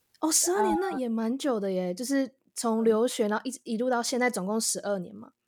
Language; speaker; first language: Chinese; native; Chinese